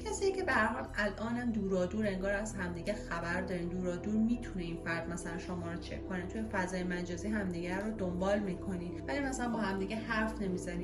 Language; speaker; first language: Persian; native; Persian